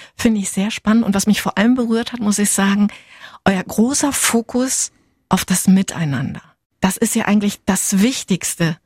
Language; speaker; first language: German; native; German